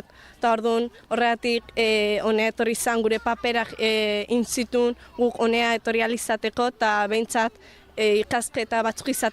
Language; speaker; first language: Basque; early bilingual, other home language; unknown